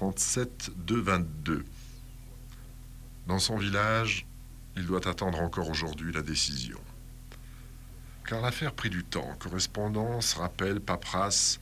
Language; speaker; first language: French; native; French